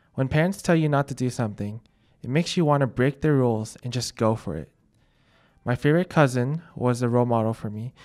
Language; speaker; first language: English; native; English